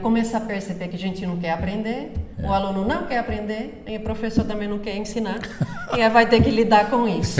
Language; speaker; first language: Portuguese; non-native, fluent; Finnish